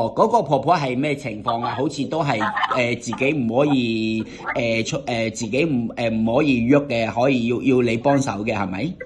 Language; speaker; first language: Cantonese; native; Cantonese